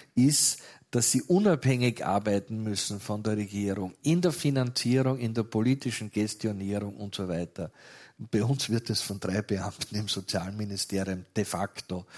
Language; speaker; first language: German; native; German